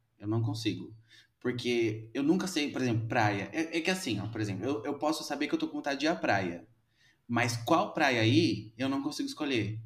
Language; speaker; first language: Portuguese; native; Portuguese